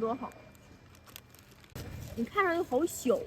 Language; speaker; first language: Chinese; native; Chinese